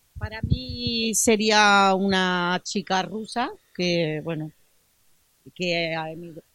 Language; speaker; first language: Spanish; native; Spanish